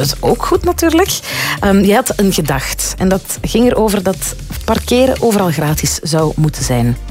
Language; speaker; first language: Dutch; native; Dutch